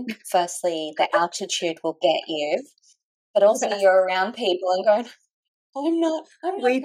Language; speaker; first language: English; native; English